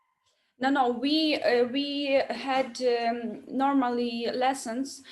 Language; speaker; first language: English; non-native, learner; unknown